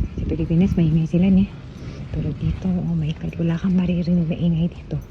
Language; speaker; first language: Filipino; native; Filipino